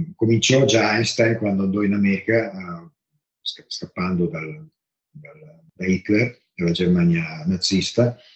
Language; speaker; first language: Italian; native; Italian